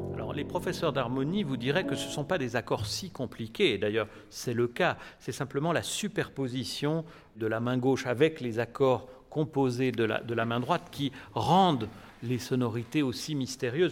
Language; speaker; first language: French; native; French